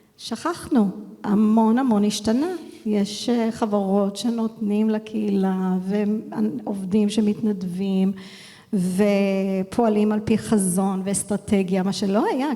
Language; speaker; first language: Hebrew; early bilingual, heritage; English